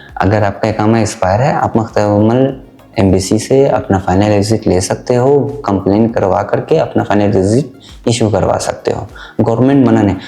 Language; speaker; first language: Hindi; native; Hindi